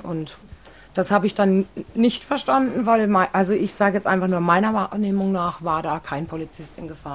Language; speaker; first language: German; native; German